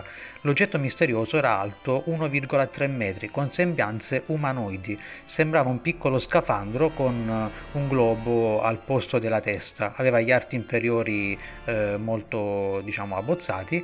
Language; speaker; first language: Italian; native; Italian